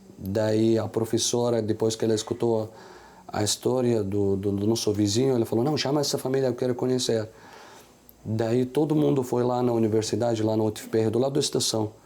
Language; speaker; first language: Portuguese; non-native, fluent; Arabic